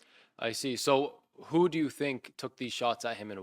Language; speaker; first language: English; native; English